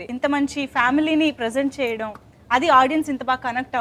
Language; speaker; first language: Telugu; native; Telugu